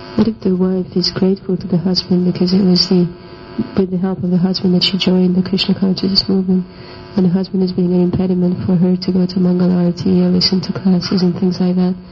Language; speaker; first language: English; non-native, fluent; Hungarian